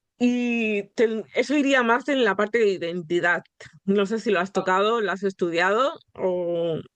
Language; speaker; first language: Spanish; native; Spanish